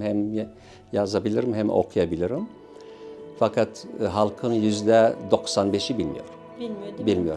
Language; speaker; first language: Turkish; non-native, local second language; Syriac